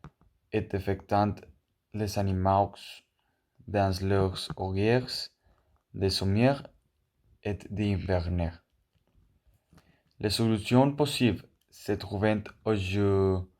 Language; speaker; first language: French; non-native, learner; Spanish